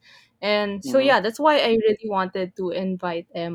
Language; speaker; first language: English; non-native, local second language; Filipino